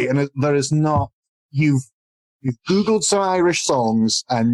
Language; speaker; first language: English; native; English